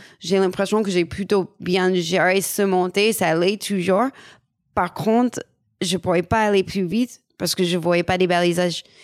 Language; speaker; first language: French; non-native, fluent; English